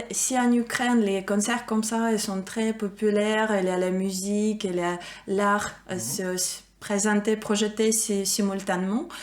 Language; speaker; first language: French; non-native, fluent; Ukrainian